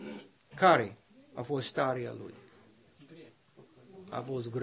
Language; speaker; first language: Romanian; non-native, learner; English